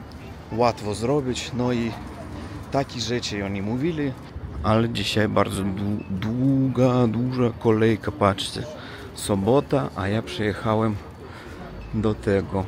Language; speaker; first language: Polish; non-native, learner; Russian